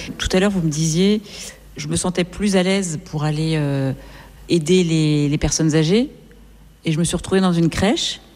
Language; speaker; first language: French; native; French